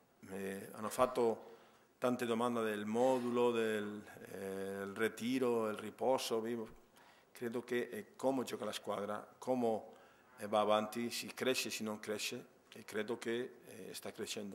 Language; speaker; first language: Italian; non-native, fluent; Spanish